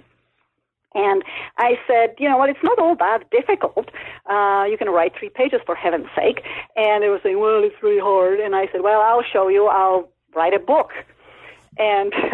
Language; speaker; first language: English; non-native, fluent; Czech